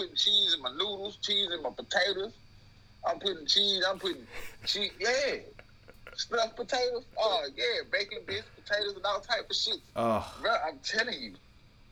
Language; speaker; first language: English; native; English